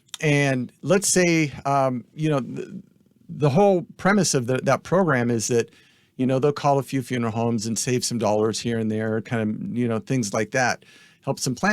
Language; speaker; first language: English; native; English